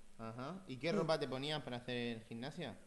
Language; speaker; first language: Spanish; native; Spanish